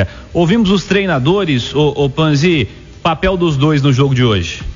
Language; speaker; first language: Portuguese; native; Portuguese